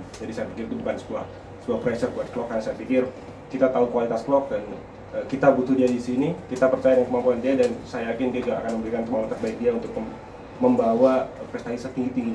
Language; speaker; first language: Indonesian; native; Indonesian